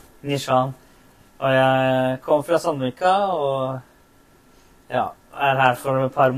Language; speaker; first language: Norwegian; early bilingual, other home language; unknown